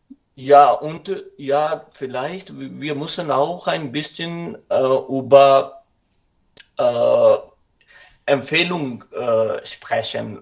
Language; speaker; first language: German; non-native, learner; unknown